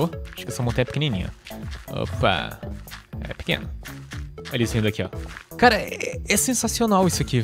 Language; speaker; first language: Portuguese; native; Portuguese